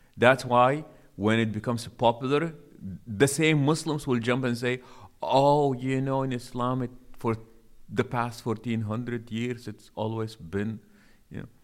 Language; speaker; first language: English; non-native, local second language; Arabic